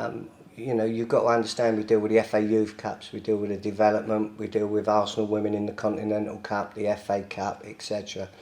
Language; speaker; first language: English; native; English